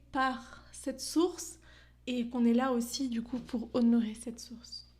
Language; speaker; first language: French; native; French